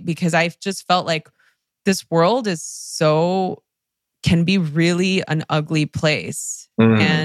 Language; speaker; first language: English; early bilingual, other home language; Spanish